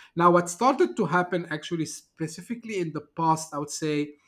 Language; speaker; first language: English; non-native, fluent; Turkish